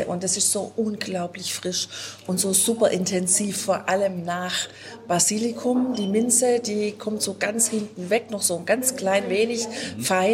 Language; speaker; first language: German; native; German